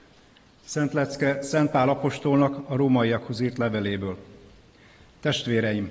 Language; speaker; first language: Hungarian; native; Hungarian